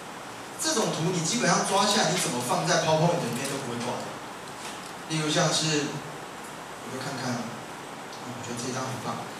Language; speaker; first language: Chinese; native; Chinese